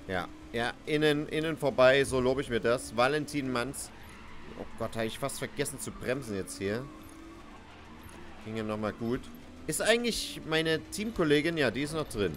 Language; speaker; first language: German; native; German